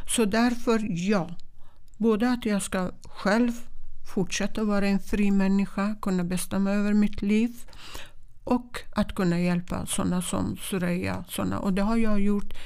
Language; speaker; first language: Swedish; non-native, fluent; Persian